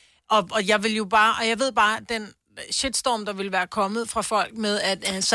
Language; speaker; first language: Danish; native; Danish